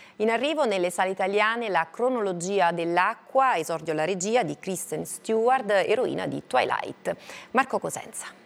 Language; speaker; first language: Italian; native; Italian